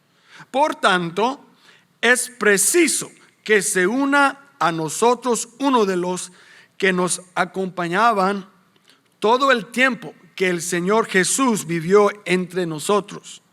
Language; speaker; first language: Spanish; non-native, fluent; English